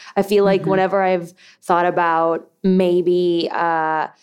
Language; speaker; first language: English; early bilingual, other home language; Spanish